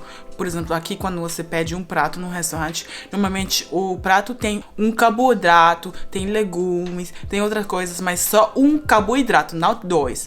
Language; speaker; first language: Portuguese; non-native, fluent; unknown